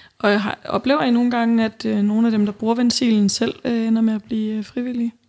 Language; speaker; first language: Danish; native; Danish